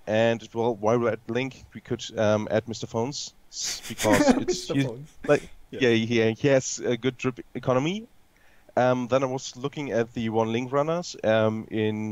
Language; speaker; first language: English; non-native, fluent; German